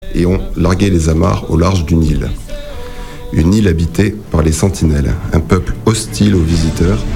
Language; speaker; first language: French; native; French